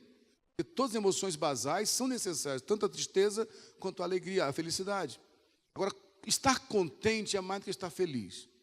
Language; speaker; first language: Portuguese; native; Portuguese